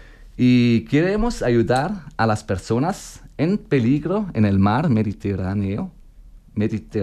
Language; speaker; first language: Spanish; non-native, learner; German